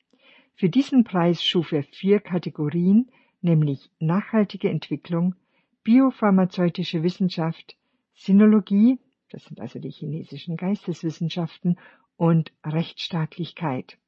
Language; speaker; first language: German; native; German